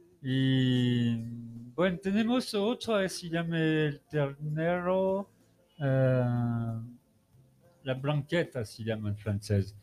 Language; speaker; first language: Spanish; non-native, learner; French